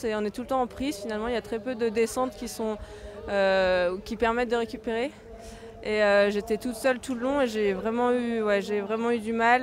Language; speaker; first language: French; native; French